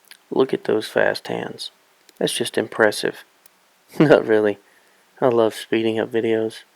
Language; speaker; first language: English; native; English